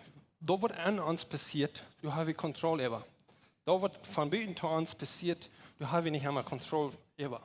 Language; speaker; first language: German; non-native, learner; Plautdietsch